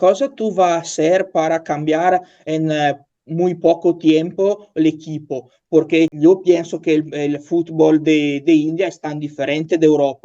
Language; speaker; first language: Spanish; non-native, learner; Italian